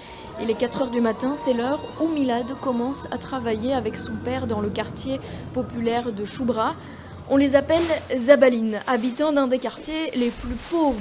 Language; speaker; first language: French; native; French